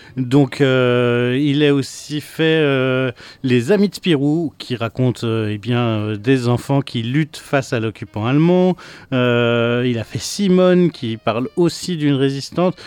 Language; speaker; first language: French; native; French